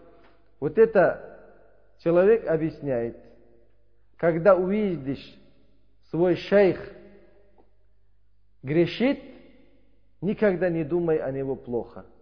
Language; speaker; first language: Russian; non-native, learner; Uzbek